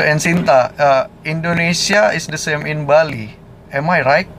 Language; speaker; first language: English; non-native, learner; Indonesian